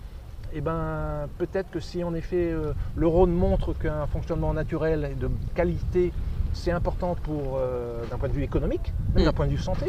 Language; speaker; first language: French; native; French